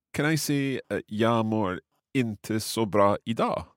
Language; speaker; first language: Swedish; non-native, learner; English